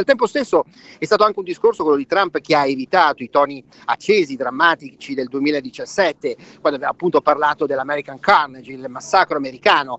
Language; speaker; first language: Italian; native; Italian